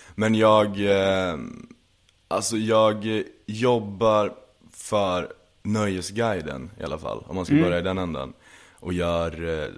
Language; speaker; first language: Swedish; native; Swedish